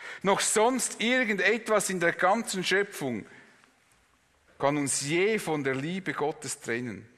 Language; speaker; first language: German; native; German